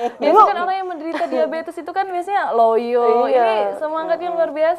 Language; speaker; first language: Indonesian; native; Indonesian